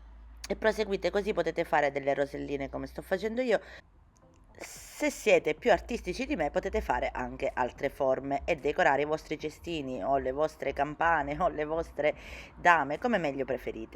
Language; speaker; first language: Italian; native; Italian